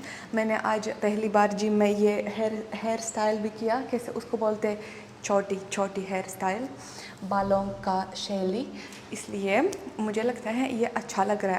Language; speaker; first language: Hindi; non-native, fluent; Russian